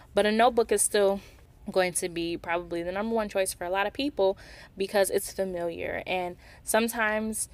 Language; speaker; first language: English; native; English